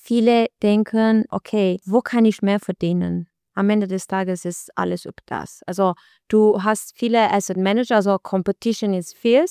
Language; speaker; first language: German; non-native, learner; Albanian